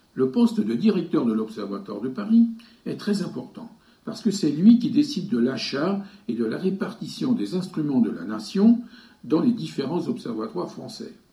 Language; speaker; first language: French; native; French